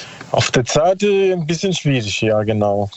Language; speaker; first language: German; non-native, learner; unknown